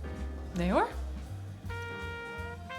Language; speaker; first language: Dutch; early bilingual, heritage; Dutch